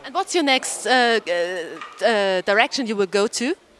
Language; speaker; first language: English; non-native, fluent; German